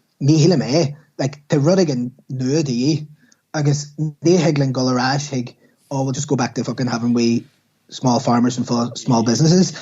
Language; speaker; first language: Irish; non-native, local second language; English